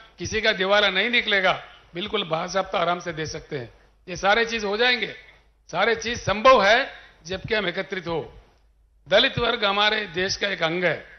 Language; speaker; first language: Hindi; non-native, local second language; Telugu